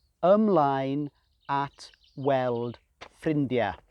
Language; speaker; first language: Welsh; non-native, fluent; English